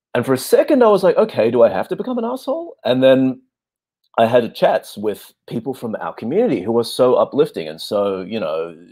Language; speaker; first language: English; native; English